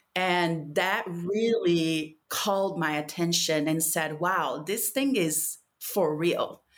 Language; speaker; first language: English; non-native, fluent; Portuguese